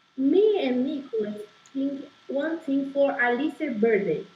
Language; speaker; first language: English; non-native, learner; Portuguese